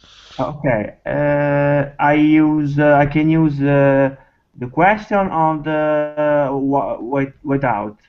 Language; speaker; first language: English; non-native, learner; Italian